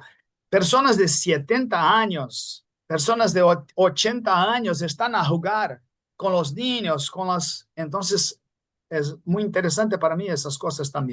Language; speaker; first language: Spanish; non-native, fluent; Portuguese